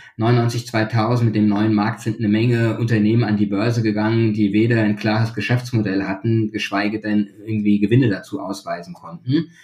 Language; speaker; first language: German; native; German